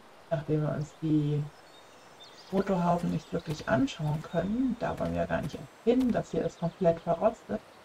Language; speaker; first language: German; native; German